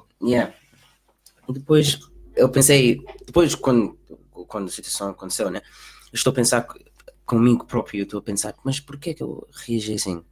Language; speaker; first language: Portuguese; early bilingual, heritage; Portuguese